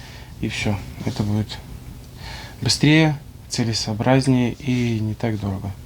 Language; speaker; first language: Russian; native; Russian